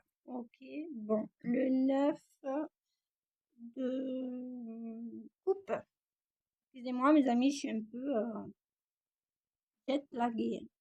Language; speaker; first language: French; native; French